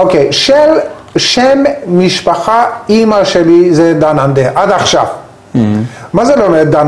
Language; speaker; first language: Hebrew; non-native, learner; Persian